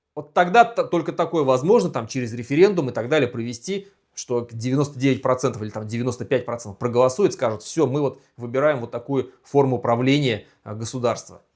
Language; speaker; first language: Russian; native; Russian